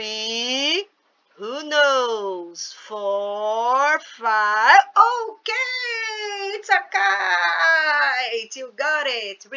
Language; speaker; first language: English; non-native, fluent; Portuguese